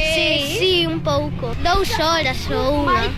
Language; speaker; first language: Galician; non-native, local second language; Spanish